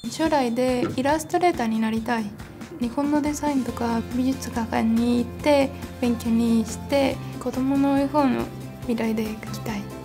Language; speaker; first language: Japanese; non-native, fluent; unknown